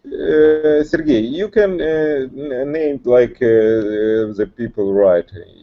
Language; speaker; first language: English; non-native, learner; Russian